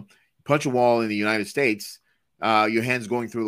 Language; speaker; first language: English; non-native, local second language; Yoruba